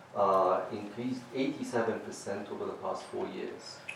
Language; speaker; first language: English; non-native, fluent; Arabic